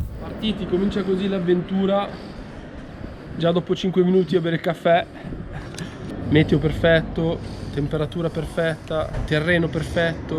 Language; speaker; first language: Italian; native; Italian